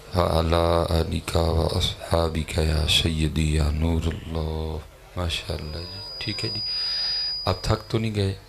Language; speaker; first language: Urdu; non-native, local second language; Punjabi